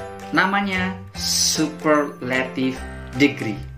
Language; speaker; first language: English; non-native, fluent; Indonesian